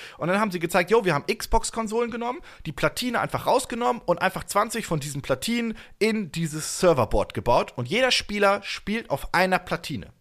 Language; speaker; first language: German; native; German